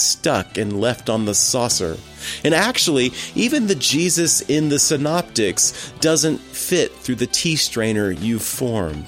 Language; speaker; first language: English; native; English